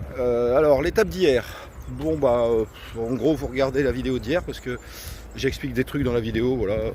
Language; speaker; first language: French; native; French